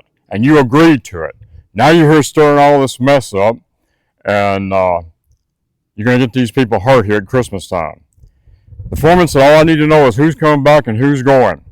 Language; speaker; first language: English; native; English